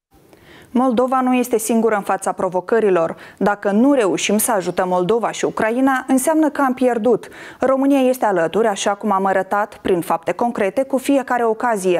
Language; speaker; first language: Romanian; native; Romanian